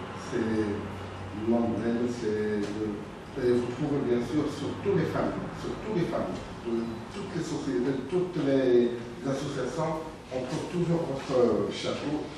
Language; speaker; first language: French; non-native, local second language; Arabic